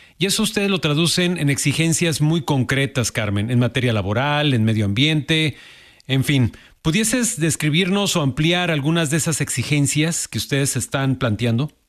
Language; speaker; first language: Spanish; native; Spanish